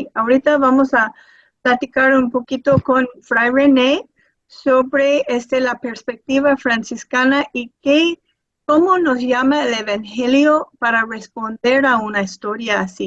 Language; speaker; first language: Spanish; non-native, fluent; English